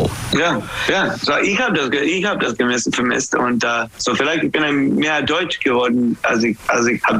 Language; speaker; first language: German; non-native, fluent; English